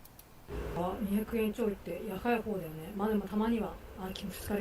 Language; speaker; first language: Japanese; native; Japanese